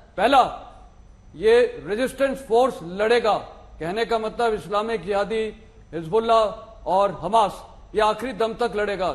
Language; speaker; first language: Hindi; native; Hindi